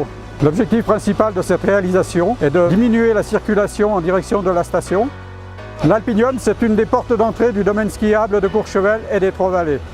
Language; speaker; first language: French; native; French